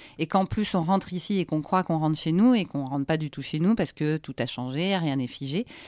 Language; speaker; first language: French; native; French